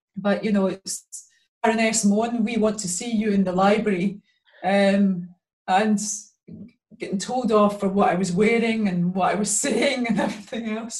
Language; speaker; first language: English; native; English